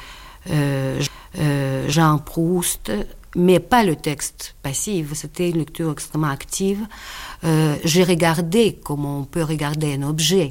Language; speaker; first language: French; non-native, fluent; Russian